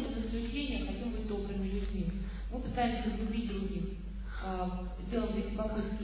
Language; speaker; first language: Russian; native; Russian